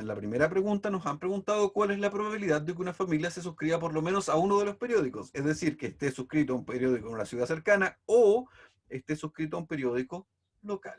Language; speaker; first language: Spanish; native; Spanish